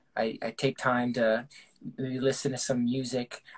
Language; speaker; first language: English; native; English